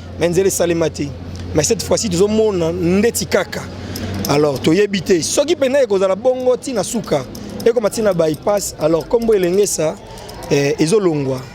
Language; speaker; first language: Lingala; native; Lingala